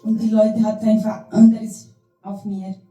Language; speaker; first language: German; non-native, learner; Portuguese